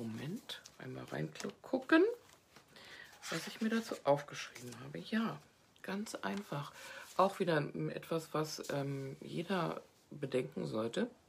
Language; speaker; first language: German; native; German